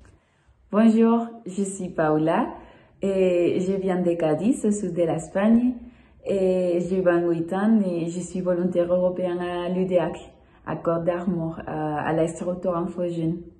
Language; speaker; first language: French; non-native, fluent; Spanish